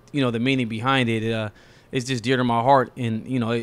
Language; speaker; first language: English; native; English